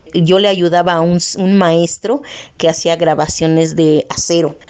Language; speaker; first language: Spanish; early bilingual, other home language; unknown